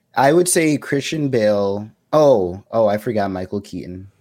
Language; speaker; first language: English; native; English